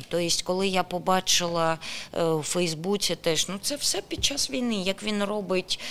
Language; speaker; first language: Ukrainian; non-native, local second language; Russian